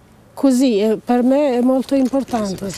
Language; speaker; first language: Italian; non-native, learner; Albanian